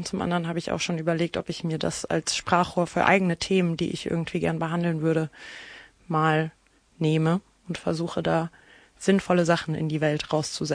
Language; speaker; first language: German; native; German